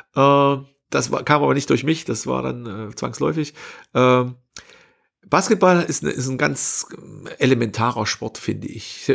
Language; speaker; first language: German; native; German